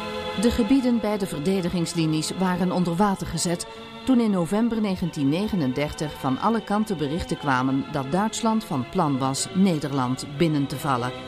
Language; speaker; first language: Dutch; native; Dutch